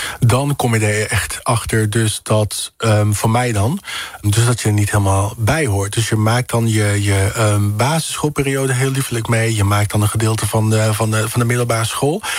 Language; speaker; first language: Dutch; early bilingual, other home language; Papiamento